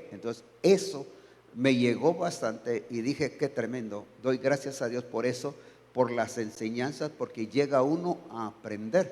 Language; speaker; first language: Spanish; native; Spanish